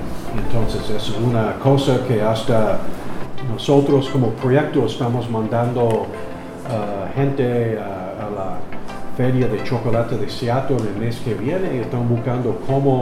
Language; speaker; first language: Spanish; non-native, learner; English